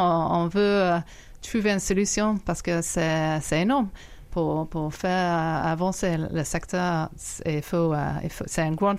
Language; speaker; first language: French; non-native, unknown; English